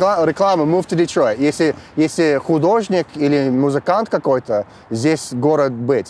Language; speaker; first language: Russian; early bilingual, heritage; English